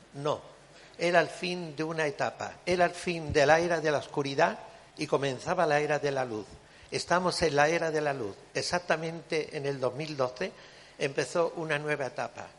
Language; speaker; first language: Spanish; native; Spanish